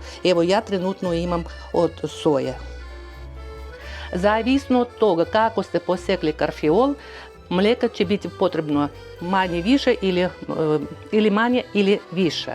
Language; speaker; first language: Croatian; non-native, fluent; Russian